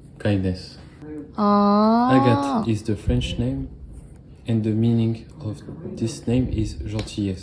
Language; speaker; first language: English; non-native, learner; French